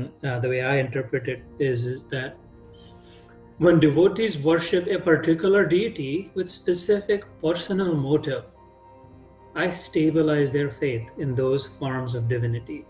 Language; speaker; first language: English; non-native, local second language; Hindi